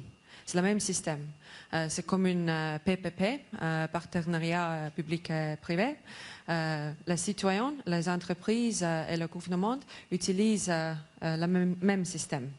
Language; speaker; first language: French; non-native, learner; Estonian